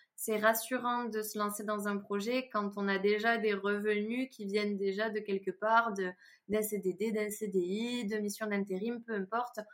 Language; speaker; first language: French; native; French